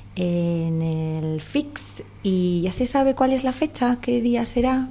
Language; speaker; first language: Spanish; native; Spanish